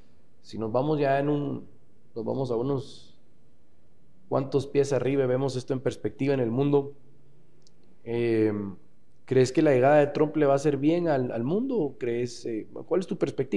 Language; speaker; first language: Spanish; native; Spanish